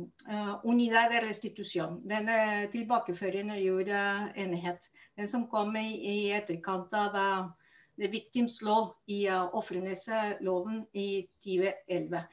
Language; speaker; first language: Norwegian; non-native, fluent; Spanish